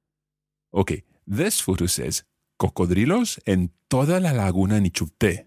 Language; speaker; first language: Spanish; non-native, fluent; English